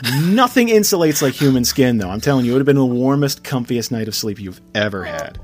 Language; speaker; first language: English; native; English